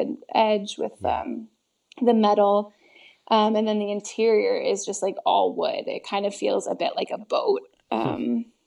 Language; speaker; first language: English; native; English